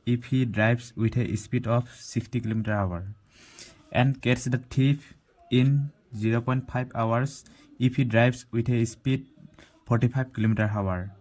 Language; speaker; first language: English; non-native, local second language; Assamese